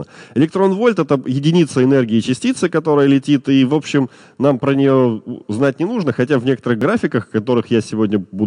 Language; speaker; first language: Russian; native; Russian